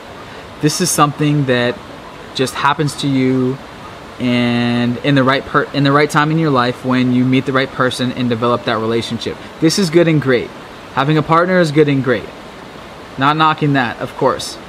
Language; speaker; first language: English; native; English